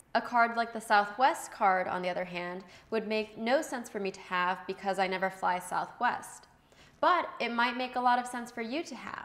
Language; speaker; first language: English; native; English